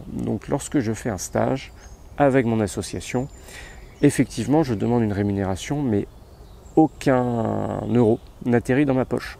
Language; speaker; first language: French; native; French